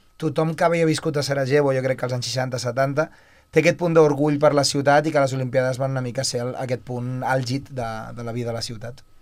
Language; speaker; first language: Catalan; native; Catalan